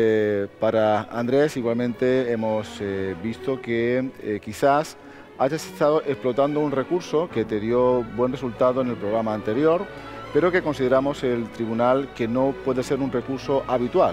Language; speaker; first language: Spanish; native; Spanish